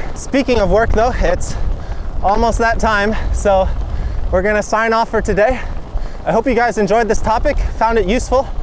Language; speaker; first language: English; native; English